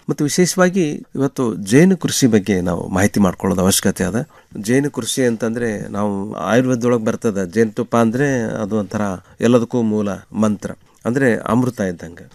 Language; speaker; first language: Kannada; native; Kannada